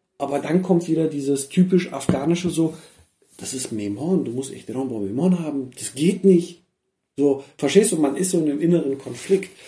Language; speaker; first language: German; early bilingual, other home language; Persian